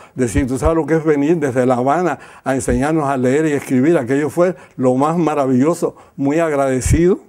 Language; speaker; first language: Spanish; native; Spanish